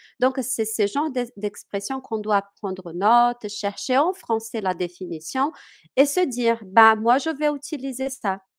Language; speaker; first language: French; non-native, fluent; Portuguese